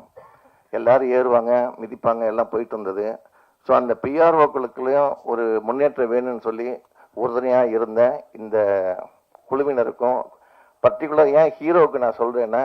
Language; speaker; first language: Tamil; native; Tamil